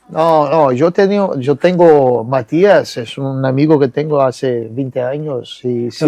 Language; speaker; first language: Spanish; non-native, fluent; Portuguese